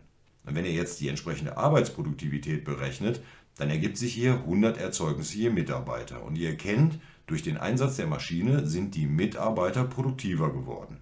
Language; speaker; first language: German; native; German